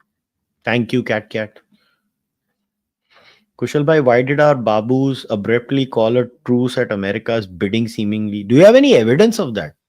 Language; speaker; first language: English; non-native, local second language; Hindi